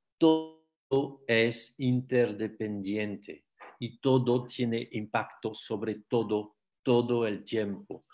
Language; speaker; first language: Spanish; non-native, fluent; French